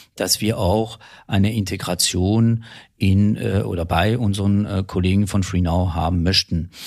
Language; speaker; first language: German; non-native, fluent; French